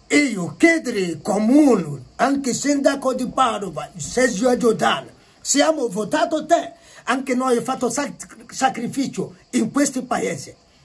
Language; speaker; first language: Italian; non-native, learner; Igbo